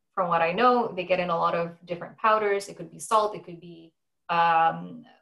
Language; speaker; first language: English; non-native, fluent; Indonesian